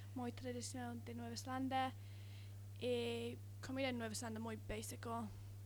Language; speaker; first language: Spanish; non-native, learner; English